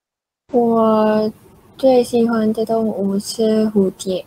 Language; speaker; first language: Chinese; non-native, learner; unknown